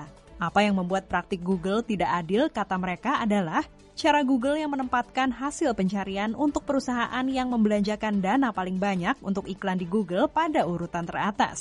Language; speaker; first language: Indonesian; native; Indonesian